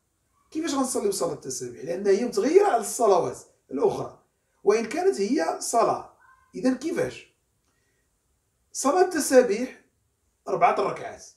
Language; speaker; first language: Arabic; native; Arabic